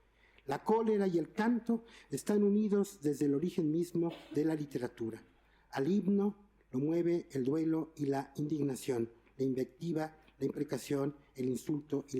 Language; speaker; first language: Spanish; native; Spanish